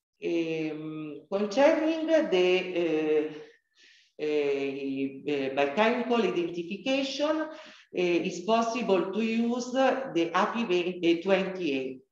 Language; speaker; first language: English; non-native, learner; Italian